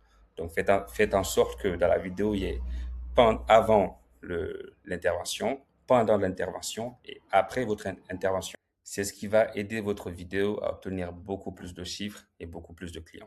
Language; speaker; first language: French; native; French